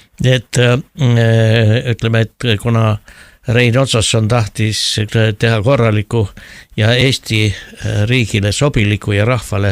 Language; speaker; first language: Estonian; native; Estonian